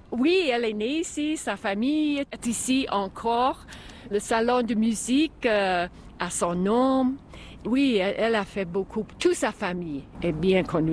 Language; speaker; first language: French; non-native, fluent; English